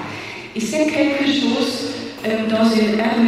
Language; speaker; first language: French; non-native, fluent; German